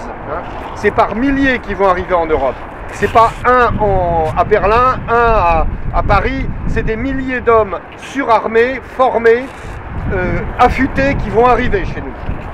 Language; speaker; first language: French; native; French